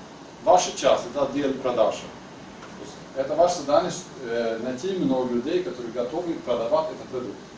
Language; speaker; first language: Russian; non-native, learner; Swedish